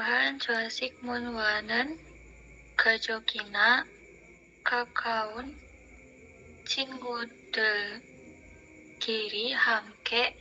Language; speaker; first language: Korean; non-native, learner; Indonesian